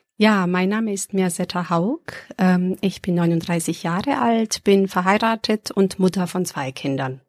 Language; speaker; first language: German; early bilingual, other home language; Serbian